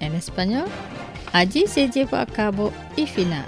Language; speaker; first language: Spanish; non-native, fluent; Indonesian